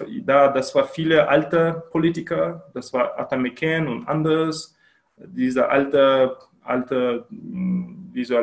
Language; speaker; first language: German; non-native, learner; Kyrgyz